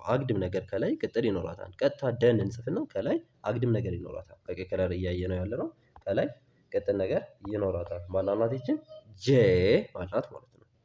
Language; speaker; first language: Amharic; native; Amharic